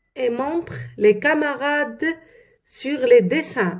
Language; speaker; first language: French; non-native, local second language; Arabic